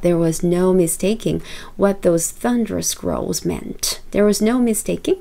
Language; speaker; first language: English; non-native, fluent; Korean